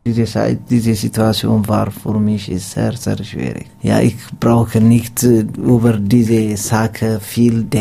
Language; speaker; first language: German; non-native, learner; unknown